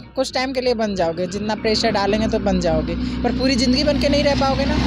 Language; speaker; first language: Hindi; native; Hindi